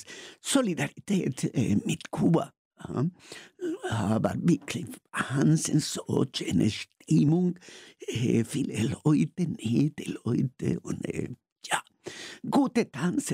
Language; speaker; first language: German; non-native, learner; Spanish